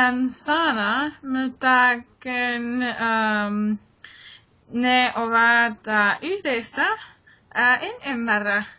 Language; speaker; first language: Finnish; non-native, learner; English